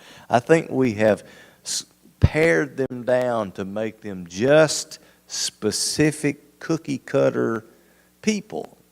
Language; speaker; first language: English; native; English